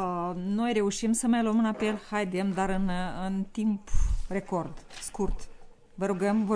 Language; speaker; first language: Romanian; native; Romanian